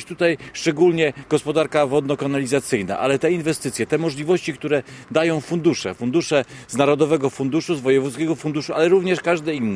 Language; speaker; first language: Polish; native; Polish